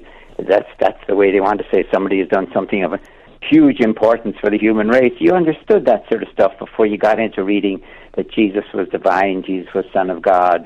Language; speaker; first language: English; native; English